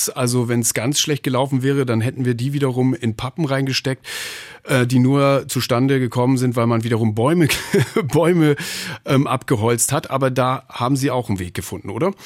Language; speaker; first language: German; native; German